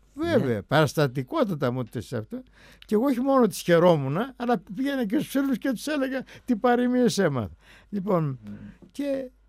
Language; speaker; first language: Greek; native; Greek